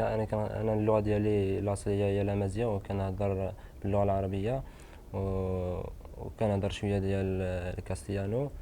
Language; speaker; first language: Arabic; non-native, local second language; Berber languages